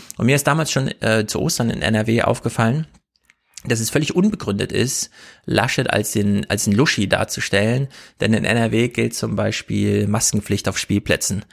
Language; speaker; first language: German; native; German